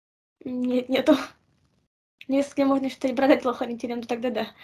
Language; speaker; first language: Russian; native; Russian